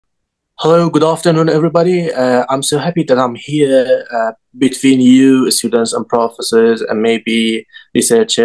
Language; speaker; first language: English; non-native, learner; Persian